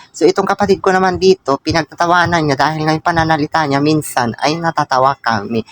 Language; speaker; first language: Filipino; non-native, local second language; Iloko